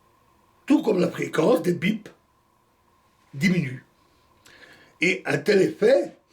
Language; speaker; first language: French; native; French